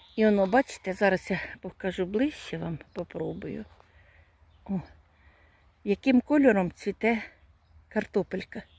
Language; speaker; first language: Ukrainian; native; Ukrainian